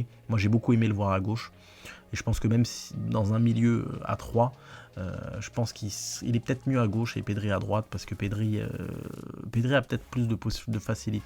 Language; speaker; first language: French; native; French